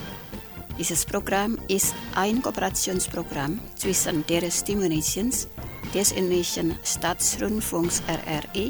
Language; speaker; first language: German; non-native, fluent; Indonesian